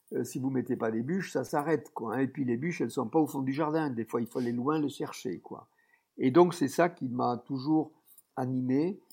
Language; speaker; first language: French; native; French